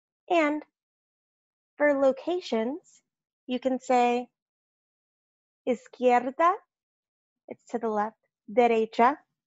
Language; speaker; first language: English; native; English